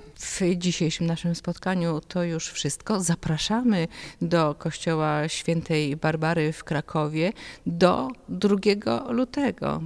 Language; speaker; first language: Polish; native; Polish